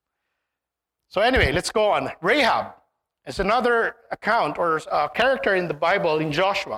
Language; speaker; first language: English; non-native, local second language; Filipino